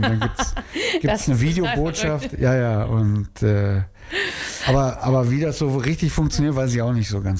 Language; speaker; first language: German; native; German